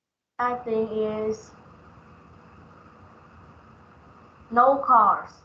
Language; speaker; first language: English; non-native, learner; Vietnamese